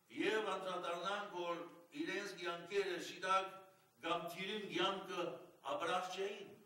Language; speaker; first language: Armenian; early bilingual, heritage; Armenian